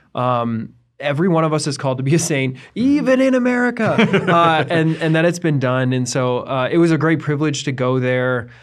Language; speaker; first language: English; native; English